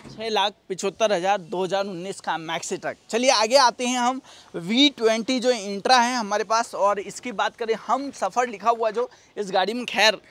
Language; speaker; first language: Hindi; native; Hindi